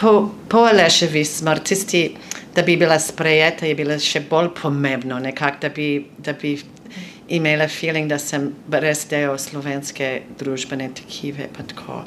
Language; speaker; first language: Slovenian; non-native, fluent; English